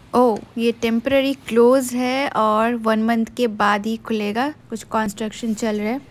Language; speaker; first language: Hindi; non-native, local second language; Bangla